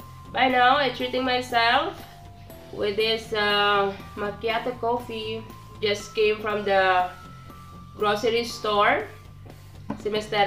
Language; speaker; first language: English; non-native, local second language; Filipino